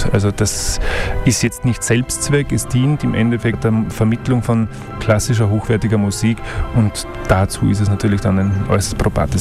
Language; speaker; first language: German; native; German